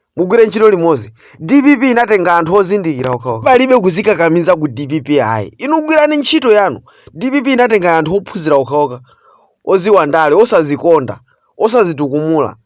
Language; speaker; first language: Nyanja; native; Nyanja